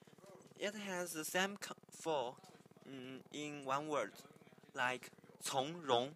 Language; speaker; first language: English; non-native, learner; Chinese